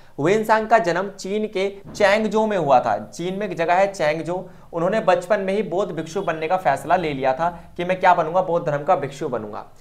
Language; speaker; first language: Hindi; native; Hindi